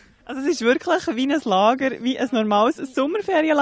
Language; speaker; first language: German; native; German